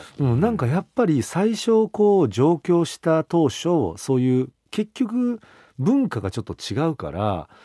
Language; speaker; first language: Japanese; native; Japanese